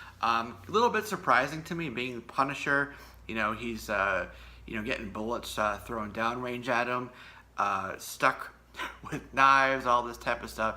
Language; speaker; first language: English; native; English